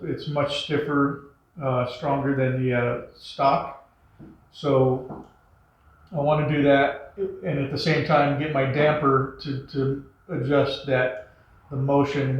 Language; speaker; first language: English; native; English